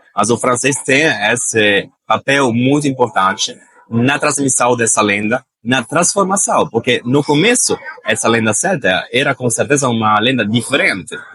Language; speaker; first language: Portuguese; non-native, fluent; Italian